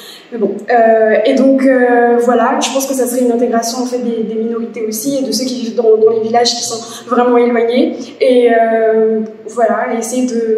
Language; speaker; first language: French; non-native, local second language; Malagasy